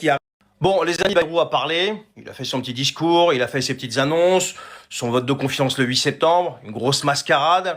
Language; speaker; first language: French; native; French